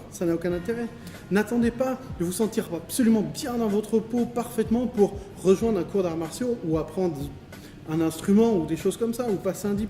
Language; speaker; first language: French; native; French